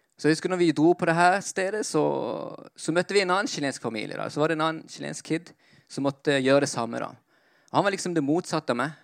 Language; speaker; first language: Norwegian; early bilingual, other home language; Spanish